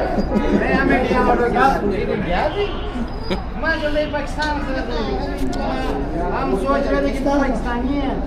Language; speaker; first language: Hindi; non-native, fluent; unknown